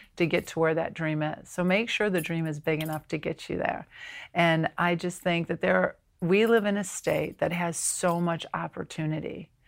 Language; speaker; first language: English; native; English